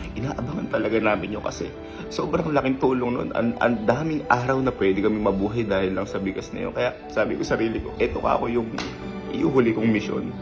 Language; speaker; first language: Filipino; native; Filipino